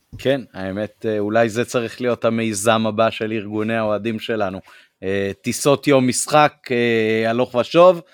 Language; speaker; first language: Hebrew; native; Hebrew